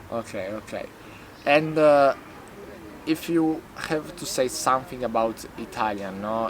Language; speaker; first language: English; non-native, learner; Italian